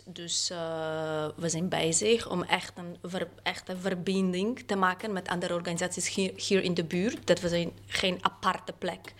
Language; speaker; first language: Dutch; non-native, fluent; Polish